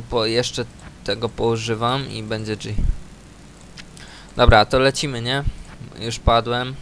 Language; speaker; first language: Polish; native; Polish